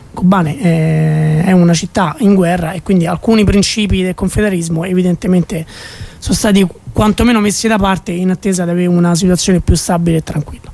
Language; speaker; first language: Italian; native; Italian